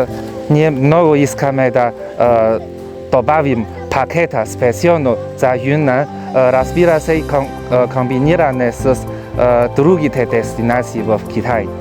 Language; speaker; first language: Bulgarian; non-native, fluent; Chinese